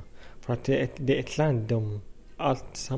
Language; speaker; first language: Swedish; non-native, fluent; Arabic